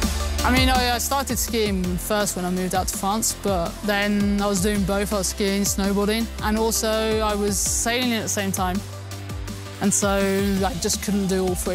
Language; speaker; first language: English; early bilingual, heritage; English